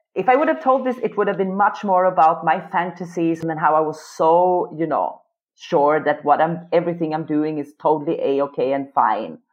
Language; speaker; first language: English; non-native, fluent; Swedish